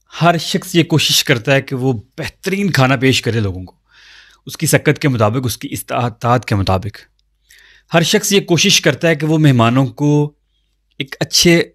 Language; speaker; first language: Urdu; non-native, local second language; Punjabi